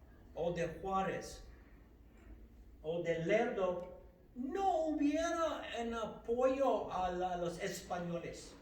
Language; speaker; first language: Spanish; non-native, fluent; English